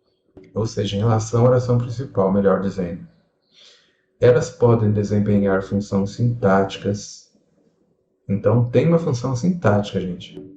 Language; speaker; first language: Portuguese; native; Portuguese